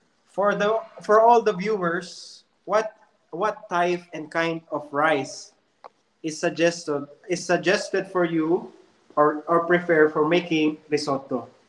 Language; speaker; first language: English; non-native, local second language; Filipino